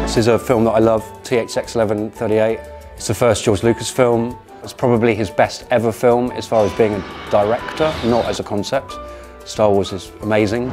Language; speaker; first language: English; native; English